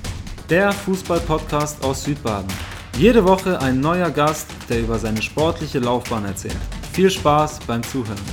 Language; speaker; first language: German; native; German